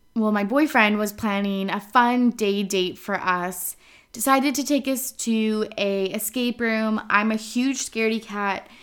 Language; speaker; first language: English; native; English